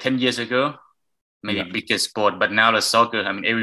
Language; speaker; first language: English; non-native, learner; Thai